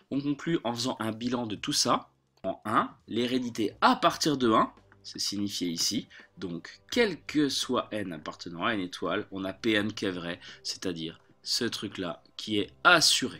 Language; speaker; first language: French; native; French